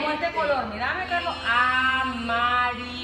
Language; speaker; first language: Spanish; native; Spanish